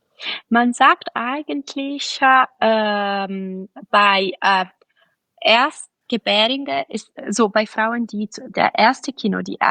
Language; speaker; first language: German; non-native, fluent; Italian